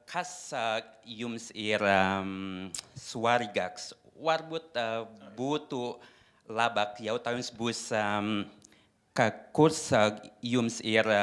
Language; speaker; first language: Latvian; non-native, learner; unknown